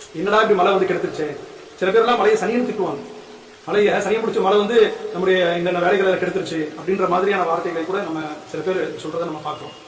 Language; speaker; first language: Tamil; native; Tamil